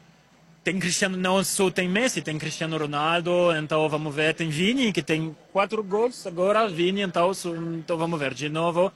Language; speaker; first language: Portuguese; non-native, learner; French